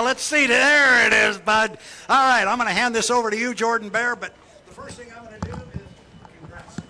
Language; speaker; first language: English; native; English